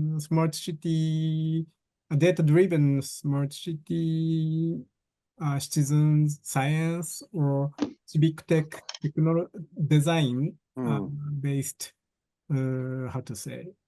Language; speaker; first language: English; non-native, fluent; Japanese